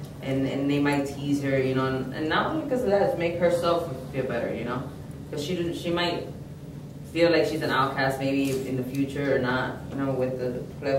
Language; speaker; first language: English; early bilingual, other home language; Spanish